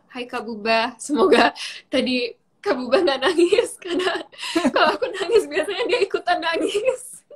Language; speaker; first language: Indonesian; early bilingual, heritage; Indonesian